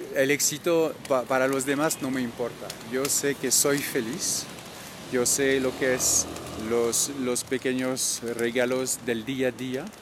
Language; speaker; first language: Spanish; non-native, fluent; French